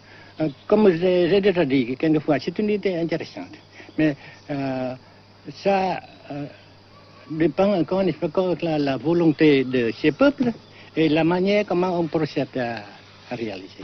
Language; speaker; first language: French; non-native, fluent; Vietnamese